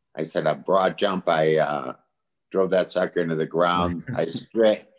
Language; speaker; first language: English; native; English